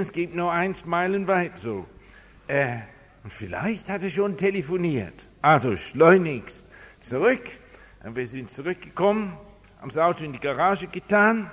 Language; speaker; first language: German; non-native, fluent; English